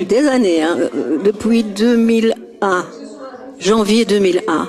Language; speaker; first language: French; native; French